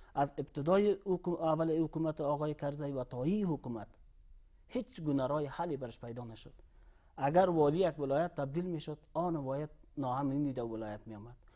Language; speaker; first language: Persian; native; Persian